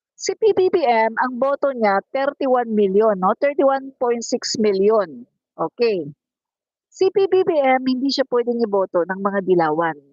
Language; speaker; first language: Filipino; non-native, local second language; Cebuano